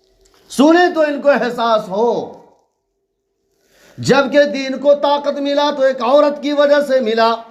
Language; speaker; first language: Urdu; native; Urdu